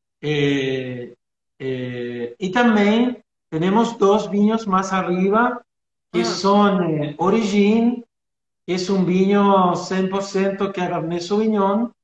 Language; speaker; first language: Portuguese; non-native, learner; Spanish